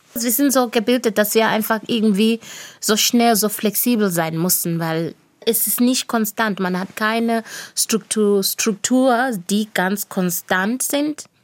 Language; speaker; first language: German; non-native, fluent; Shona